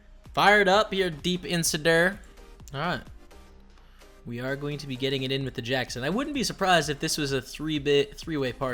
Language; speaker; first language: English; native; English